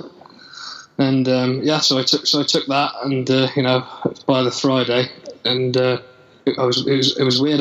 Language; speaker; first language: English; native; English